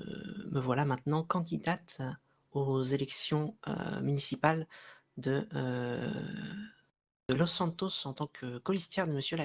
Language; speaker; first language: French; native; French